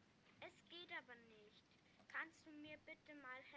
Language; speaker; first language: German; non-native, learner; Macedonian